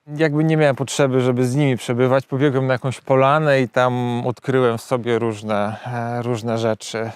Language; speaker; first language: Polish; native; Polish